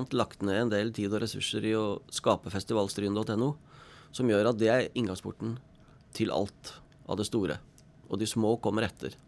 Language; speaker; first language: Norwegian; native; Norwegian